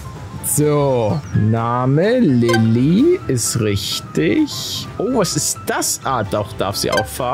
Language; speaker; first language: German; native; German